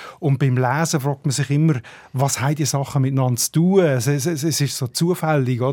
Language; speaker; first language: German; native; German